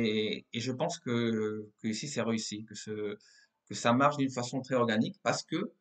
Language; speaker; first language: French; non-native, fluent; Spanish